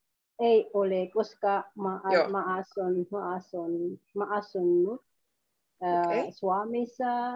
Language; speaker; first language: Finnish; non-native, learner; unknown